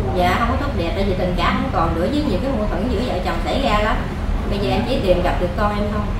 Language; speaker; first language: Vietnamese; native; Vietnamese